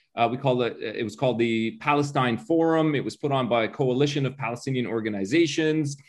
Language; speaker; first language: English; early bilingual, other home language; Arabic